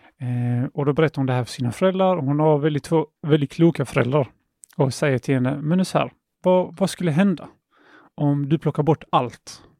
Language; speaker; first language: Swedish; early bilingual, other home language; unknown